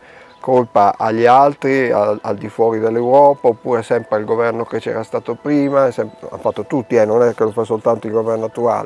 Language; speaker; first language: Italian; native; Italian